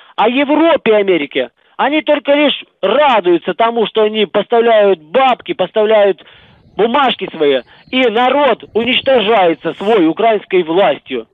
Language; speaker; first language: Russian; native; Russian